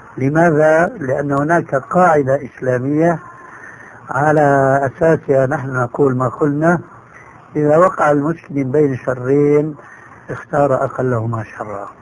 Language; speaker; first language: Arabic; early bilingual, other home language; Albanian